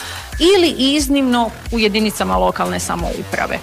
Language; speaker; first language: Serbian; native; Serbian